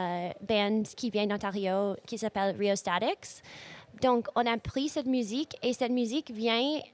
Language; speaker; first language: French; non-native, local second language; English